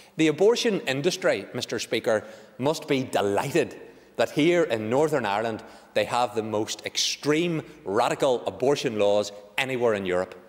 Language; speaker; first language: English; native; English